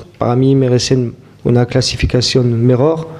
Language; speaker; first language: Spanish; non-native, fluent; French